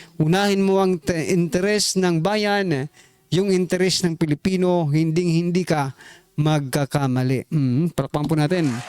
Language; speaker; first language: Filipino; native; Filipino